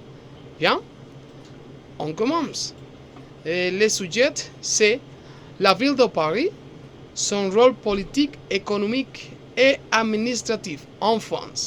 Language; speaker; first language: French; non-native, learner; Spanish